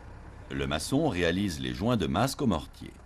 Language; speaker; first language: French; native; French